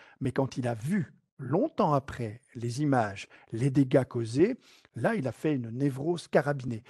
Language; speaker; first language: French; native; French